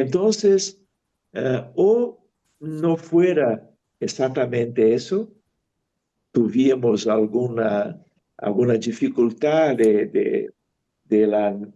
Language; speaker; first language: Spanish; non-native, fluent; Portuguese